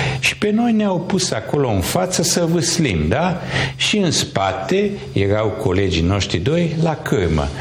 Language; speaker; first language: Romanian; non-native, local second language; Hungarian